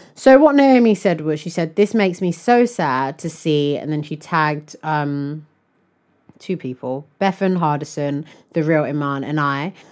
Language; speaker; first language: English; native; English